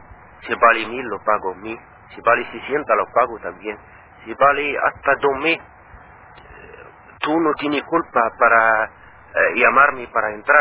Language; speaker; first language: Spanish; non-native, learner; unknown